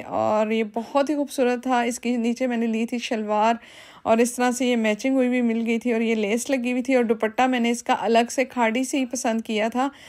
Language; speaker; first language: Urdu; native; Urdu